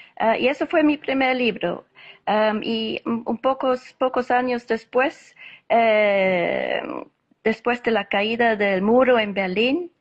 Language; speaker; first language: Spanish; non-native, fluent; English